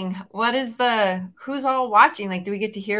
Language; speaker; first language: English; native; English